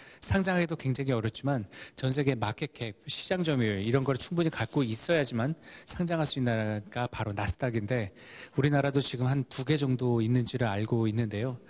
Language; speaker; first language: Korean; early bilingual, heritage; Korean